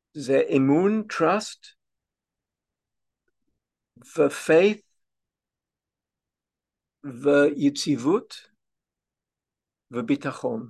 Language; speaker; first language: Hebrew; non-native, fluent; English